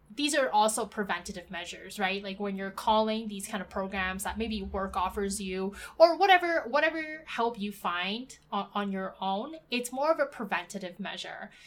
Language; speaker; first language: English; native; English